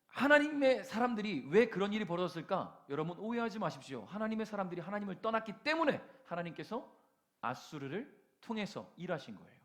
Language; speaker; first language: Korean; native; Korean